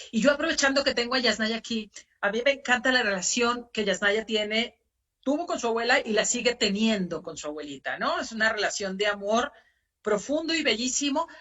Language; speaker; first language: Spanish; native; Spanish